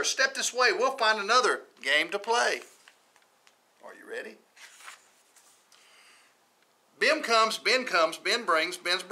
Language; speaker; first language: English; native; English